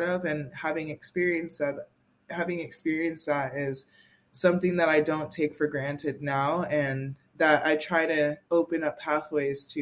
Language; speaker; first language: English; native; English